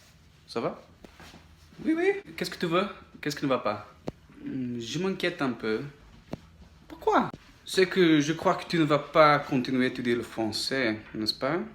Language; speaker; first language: French; non-native, learner; English